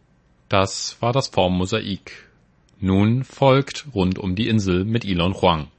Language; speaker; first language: German; native; German